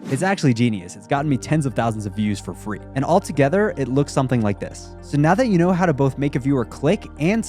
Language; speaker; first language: English; native; English